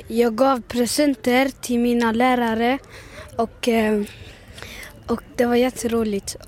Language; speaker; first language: Swedish; early bilingual, other home language; Arabic